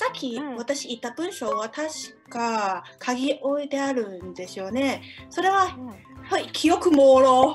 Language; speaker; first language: Japanese; non-native, fluent; Cantonese